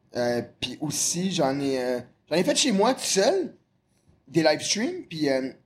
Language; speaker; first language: French; native; French